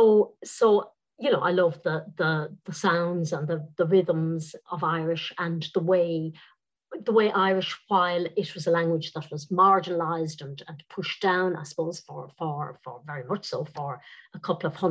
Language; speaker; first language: English; non-native, local second language; Irish